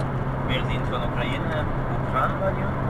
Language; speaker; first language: German; non-native, learner; Ukrainian